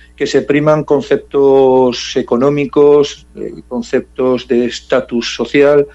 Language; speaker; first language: Spanish; early bilingual, heritage; English